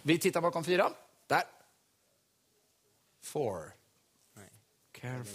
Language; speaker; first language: Swedish; native; Swedish